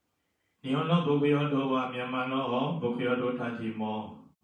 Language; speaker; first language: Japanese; non-native, fluent; Burmese